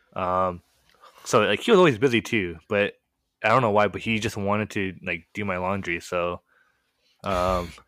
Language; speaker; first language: English; early bilingual, other home language; Korean